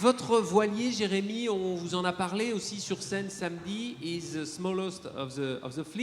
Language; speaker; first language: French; native; French